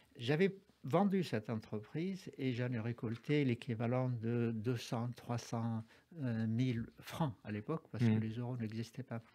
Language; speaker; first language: French; non-native, fluent; Arabic